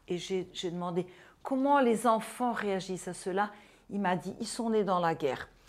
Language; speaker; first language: French; non-native, fluent; Portuguese